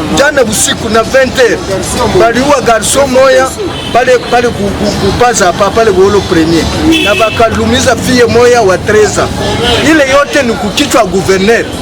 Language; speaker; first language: Swahili; native; Swahili